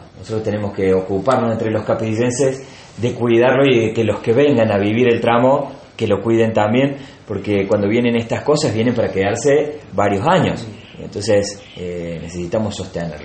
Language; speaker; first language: Spanish; native; Spanish